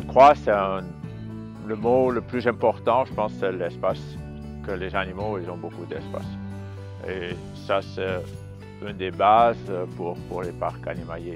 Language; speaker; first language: French; non-native, fluent; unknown